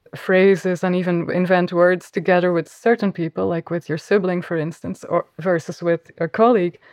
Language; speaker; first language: English; non-native, fluent; Dutch